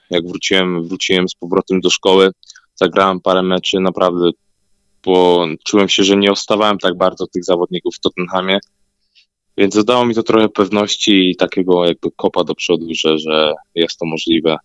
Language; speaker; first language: Polish; early bilingual, heritage; Polish